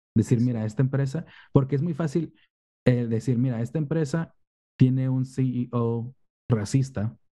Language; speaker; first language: Spanish; native; Spanish